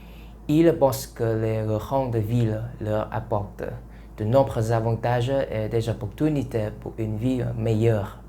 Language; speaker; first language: French; non-native, learner; Vietnamese